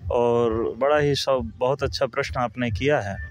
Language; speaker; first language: Hindi; native; Hindi